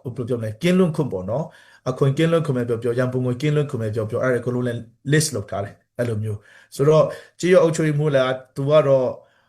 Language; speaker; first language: Burmese; non-native, local second language; Hakha Chin